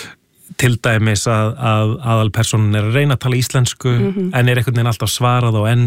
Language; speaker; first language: Icelandic; native; Icelandic